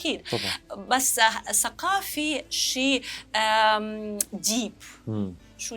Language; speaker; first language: Arabic; non-native, learner; Russian